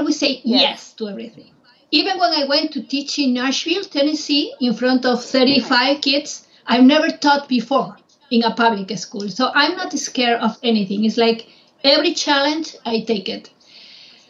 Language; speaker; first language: English; non-native, fluent; Spanish